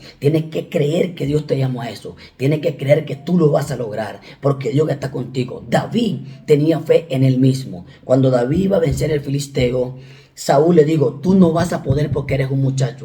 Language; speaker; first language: Spanish; native; Spanish